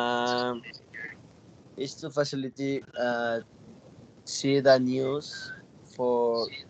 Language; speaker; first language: English; non-native, learner; Spanish